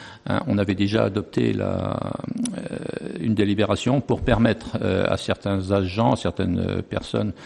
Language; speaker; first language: French; native; French